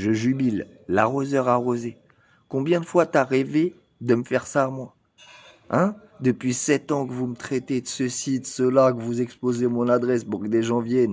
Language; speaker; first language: French; native; French